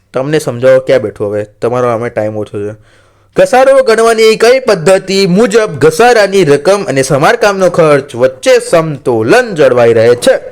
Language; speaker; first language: Gujarati; non-native, local second language; Marathi